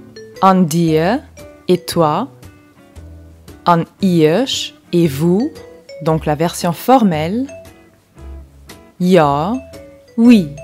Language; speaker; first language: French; non-native, local second language; Luxembourgish